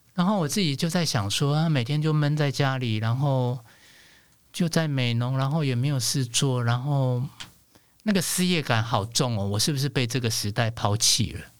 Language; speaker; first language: Chinese; non-native, local second language; Hakka Chinese